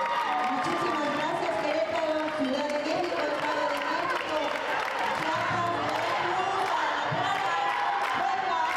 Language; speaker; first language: Spanish; native; Spanish